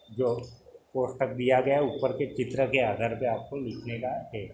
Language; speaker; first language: Hindi; non-native, local second language; Gujarati